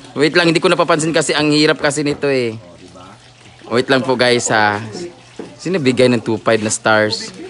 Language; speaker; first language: Filipino; non-native, local second language; Cebuano